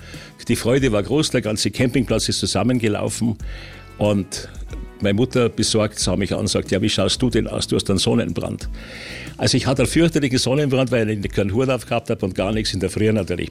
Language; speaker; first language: German; native; German